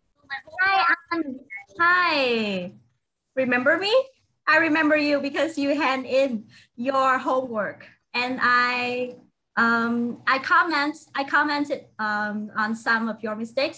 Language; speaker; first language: English; non-native, fluent; Vietnamese